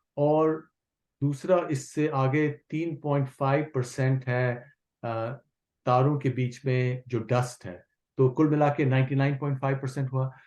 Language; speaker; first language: Hindi; non-native, local second language; Kashmiri